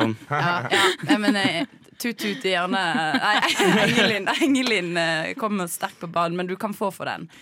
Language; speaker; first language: Norwegian; native; Norwegian